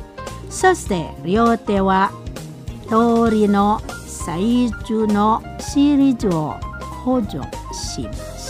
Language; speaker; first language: Japanese; non-native, learner; Indonesian